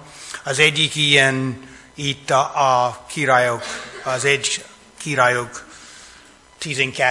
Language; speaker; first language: Hungarian; non-native, fluent; English